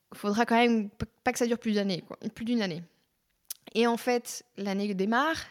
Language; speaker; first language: French; native; French